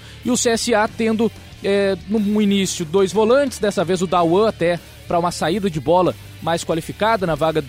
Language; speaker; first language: Portuguese; native; Portuguese